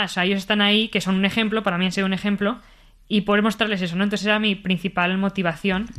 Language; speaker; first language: Spanish; native; Spanish